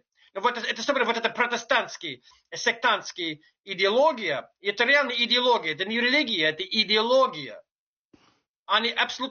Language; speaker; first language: Russian; non-native, fluent; English